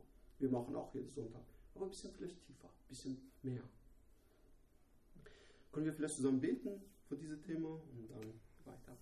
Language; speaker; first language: German; non-native, learner; Persian